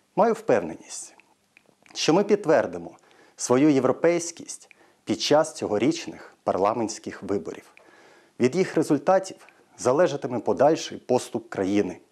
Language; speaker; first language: Ukrainian; native; Ukrainian